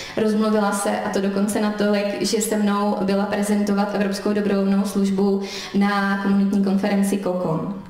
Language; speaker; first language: Czech; native; Czech